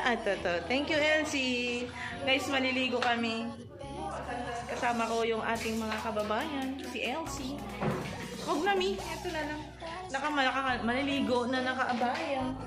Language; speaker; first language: Filipino; non-native, local second language; Iloko